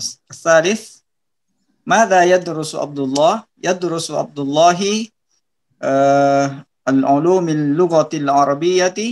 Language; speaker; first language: Arabic; non-native, learner; Indonesian